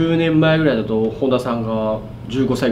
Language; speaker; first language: Japanese; native; Japanese